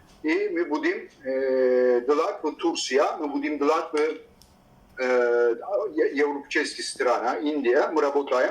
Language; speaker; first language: Russian; non-native, learner; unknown